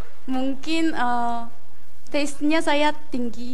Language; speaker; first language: Indonesian; non-native, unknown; Korean